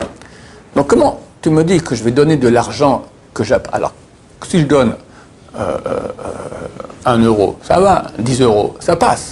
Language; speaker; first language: French; native; French